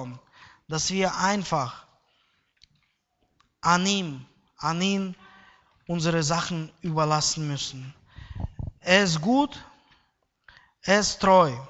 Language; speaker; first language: German; non-native, fluent; Russian